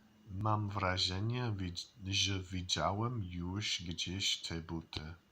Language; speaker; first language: Polish; non-native, learner; English